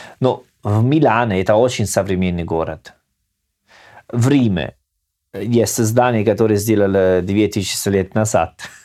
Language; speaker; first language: Russian; non-native, learner; Italian